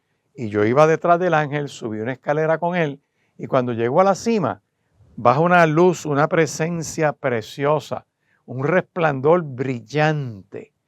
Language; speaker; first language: Spanish; native; Spanish